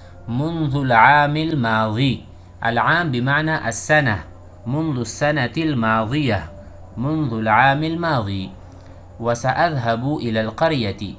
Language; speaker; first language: Arabic; non-native, fluent; Urdu